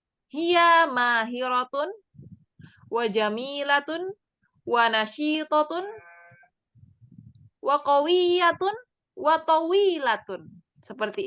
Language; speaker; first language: Arabic; non-native, fluent; Indonesian